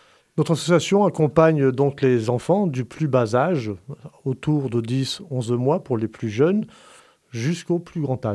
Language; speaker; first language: French; native; French